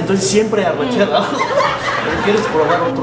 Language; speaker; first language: Spanish; non-native, fluent; Korean